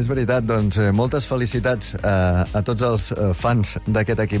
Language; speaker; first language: Catalan; native; Catalan